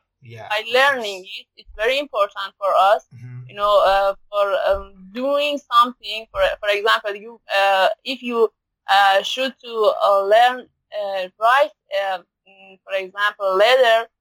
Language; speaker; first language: English; non-native, learner; Persian